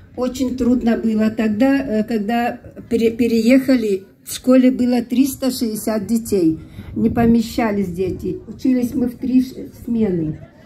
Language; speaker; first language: Russian; non-native, local second language; Karachay-Balkar